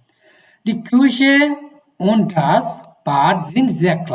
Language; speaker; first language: German; non-native, fluent; Bangla